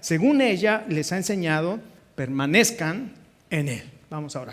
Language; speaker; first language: Spanish; native; Spanish